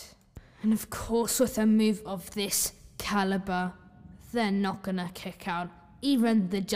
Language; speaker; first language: English; native; English